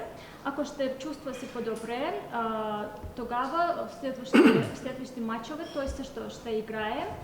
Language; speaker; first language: Bulgarian; non-native, learner; Azerbaijani